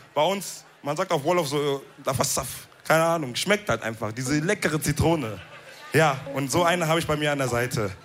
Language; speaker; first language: German; early bilingual, other home language; Wolof